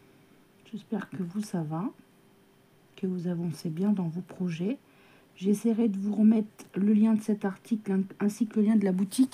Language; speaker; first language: French; native; French